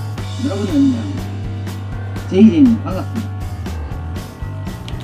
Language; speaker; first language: Korean; native; Korean